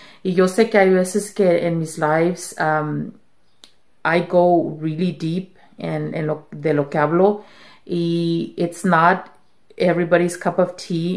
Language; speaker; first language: Spanish; early bilingual, heritage; Spanish